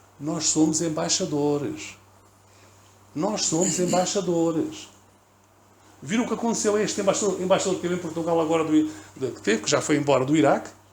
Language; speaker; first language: Portuguese; native; Portuguese